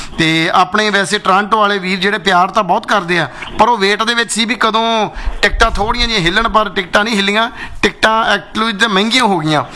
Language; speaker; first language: Punjabi; native; Punjabi